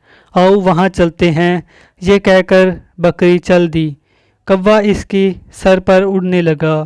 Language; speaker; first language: Urdu; native; Urdu